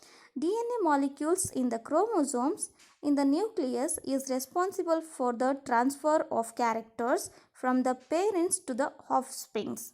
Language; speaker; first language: English; non-native, local second language; Kannada